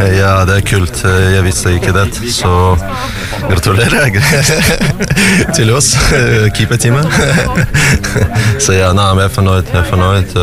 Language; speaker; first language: Norwegian; non-native, learner; Russian